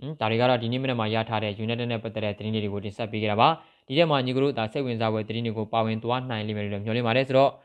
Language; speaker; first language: Burmese; native; Burmese